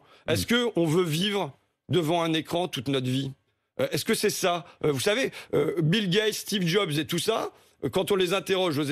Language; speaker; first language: French; native; French